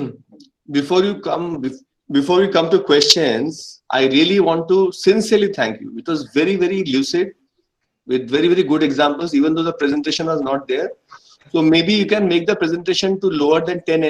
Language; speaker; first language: English; non-native, local second language; Bangla